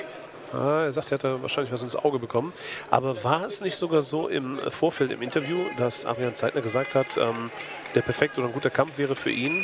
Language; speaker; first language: German; native; German